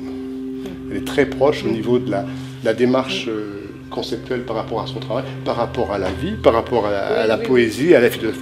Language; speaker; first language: French; native; French